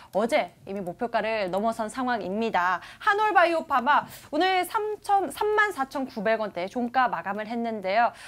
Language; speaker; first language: Korean; native; Korean